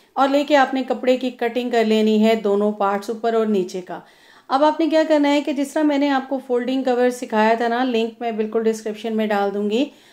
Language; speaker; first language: Urdu; non-native, local second language; Punjabi